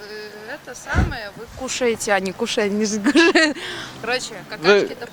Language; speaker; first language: Russian; non-native, learner; Kyrgyz